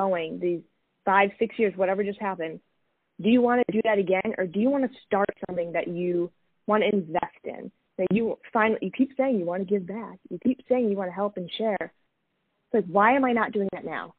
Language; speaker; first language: English; native; English